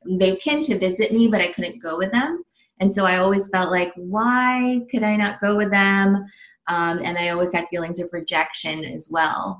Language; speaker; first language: English; early bilingual, other home language; Filipino